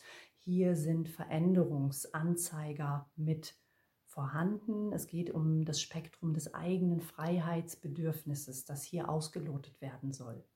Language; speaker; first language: German; native; German